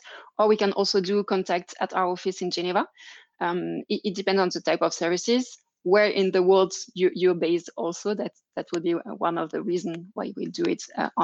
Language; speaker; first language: English; non-native, fluent; French